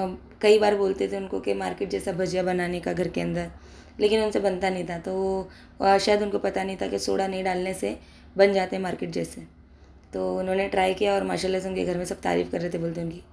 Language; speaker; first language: Hindi; native; Hindi